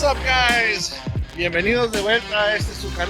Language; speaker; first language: Spanish; early bilingual, heritage; Spanish